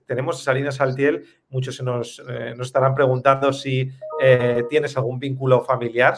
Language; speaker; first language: Spanish; native; Spanish